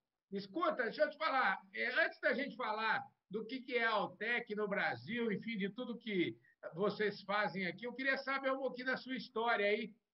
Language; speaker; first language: Portuguese; native; Portuguese